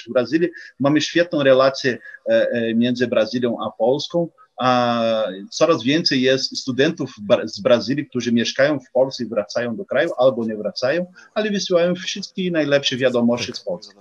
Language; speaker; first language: Polish; early bilingual, heritage; Polish